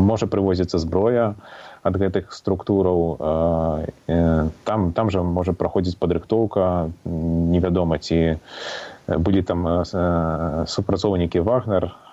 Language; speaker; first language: Belarusian; non-native, local second language; Russian